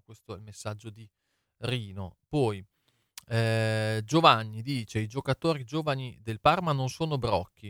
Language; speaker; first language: Italian; native; Italian